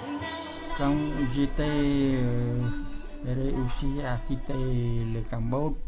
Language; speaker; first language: French; non-native, local second language; Khmer